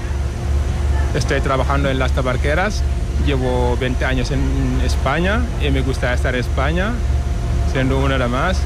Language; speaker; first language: Spanish; non-native, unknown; Wolof